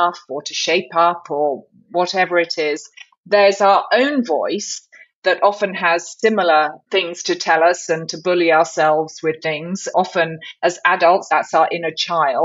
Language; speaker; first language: English; native; English